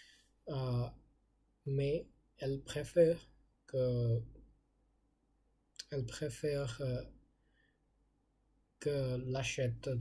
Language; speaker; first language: French; non-native, learner; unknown